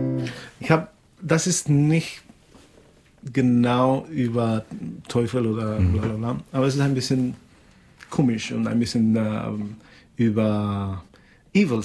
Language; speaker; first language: German; non-native, learner; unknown